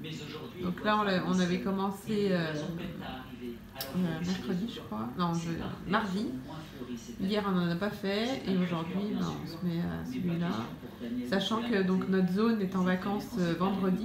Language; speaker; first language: French; native; French